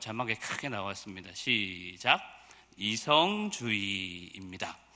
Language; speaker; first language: Korean; native; Korean